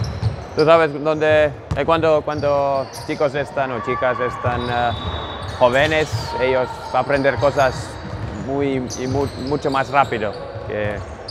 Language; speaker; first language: Spanish; non-native, learner; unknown